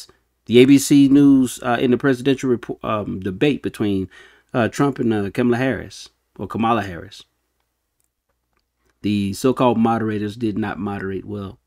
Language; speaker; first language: English; native; English